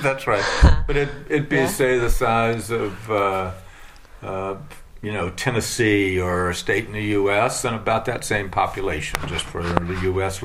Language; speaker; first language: English; native; English